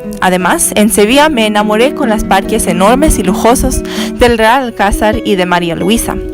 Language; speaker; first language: Spanish; non-native, learner; English